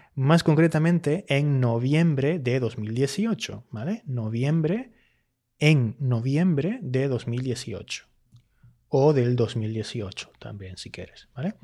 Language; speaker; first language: Spanish; native; Spanish